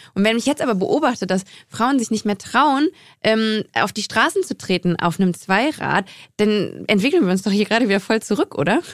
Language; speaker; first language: German; native; German